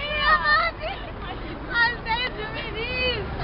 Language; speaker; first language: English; non-native, learner; Italian